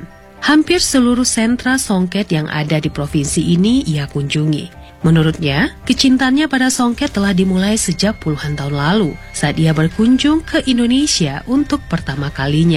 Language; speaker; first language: Indonesian; native; Indonesian